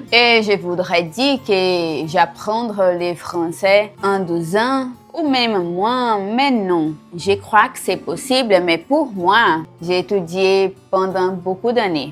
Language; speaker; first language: French; non-native, learner; Portuguese